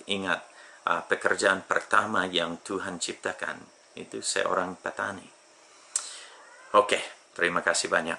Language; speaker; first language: Indonesian; non-native, fluent; English